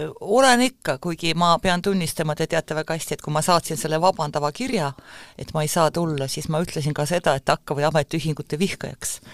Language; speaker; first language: Estonian; non-native, local second language; Russian